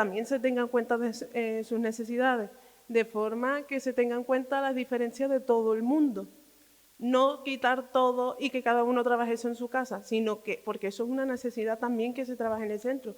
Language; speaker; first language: Spanish; early bilingual, other home language; Arabic